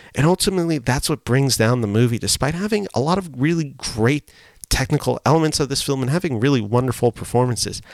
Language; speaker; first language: English; early bilingual, other home language; Spanish